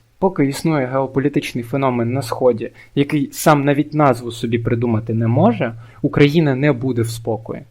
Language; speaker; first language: Ukrainian; non-native, local second language; Russian